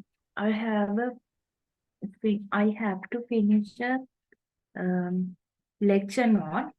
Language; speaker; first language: English; non-native, learner; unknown